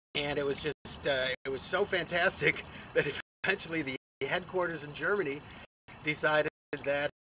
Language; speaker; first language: English; native; English